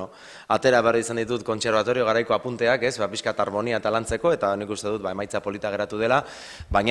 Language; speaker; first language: Basque; native; Basque